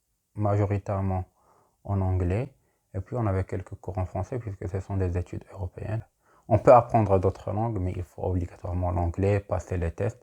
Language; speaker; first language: French; non-native, local second language; Arabic